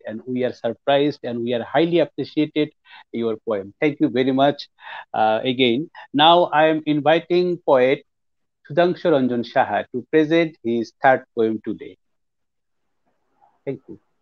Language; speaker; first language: English; non-native, local second language; Bangla